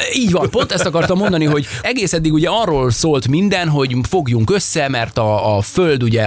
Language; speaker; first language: Hungarian; native; Hungarian